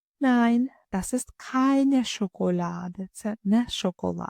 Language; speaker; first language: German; non-native, fluent; Ukrainian